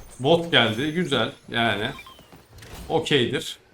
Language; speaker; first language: Turkish; native; Turkish